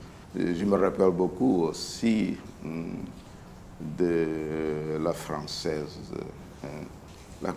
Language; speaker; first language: French; non-native, fluent; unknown